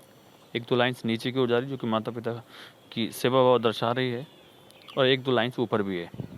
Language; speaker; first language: Hindi; native; Hindi